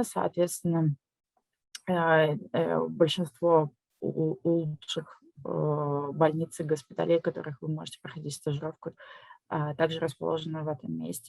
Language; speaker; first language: Russian; native; Russian